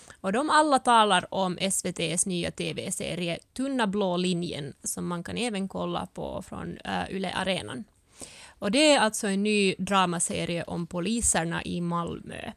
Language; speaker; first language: Swedish; early bilingual, other home language; Finnish